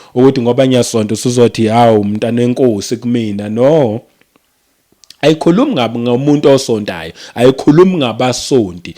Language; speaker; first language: Zulu; native; Zulu